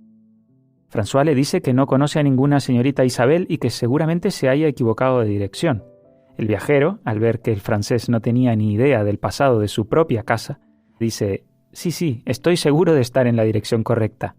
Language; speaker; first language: Spanish; native; Spanish